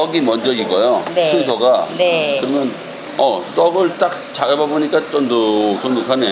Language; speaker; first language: Korean; native; Korean